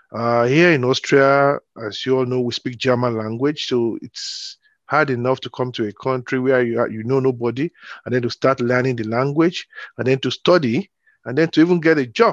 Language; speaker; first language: English; non-native, local second language; Yoruba